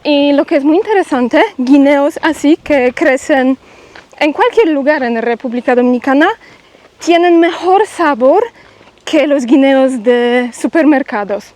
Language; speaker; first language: Spanish; non-native, learner; Polish